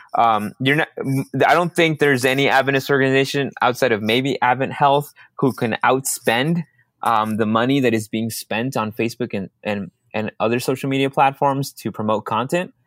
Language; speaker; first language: English; early bilingual, other home language; Spanish